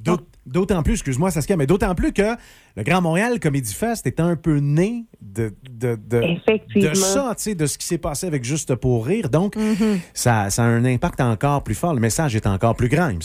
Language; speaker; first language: French; native; French